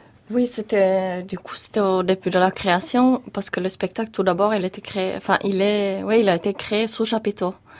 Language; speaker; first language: French; non-native, fluent; Finnish